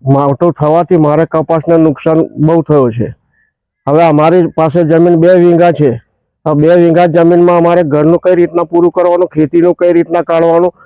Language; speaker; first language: Gujarati; native; Gujarati